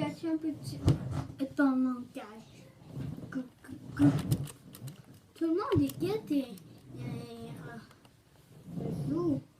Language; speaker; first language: French; native; French